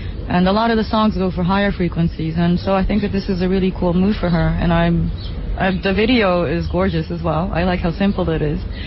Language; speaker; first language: English; early bilingual, other home language; Japanese